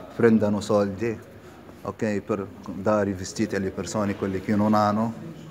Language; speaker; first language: Italian; non-native, fluent; Arabic